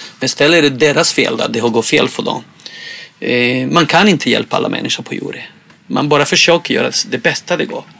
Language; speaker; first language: Swedish; non-native, fluent; Spanish